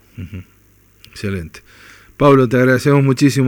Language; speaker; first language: Spanish; native; Spanish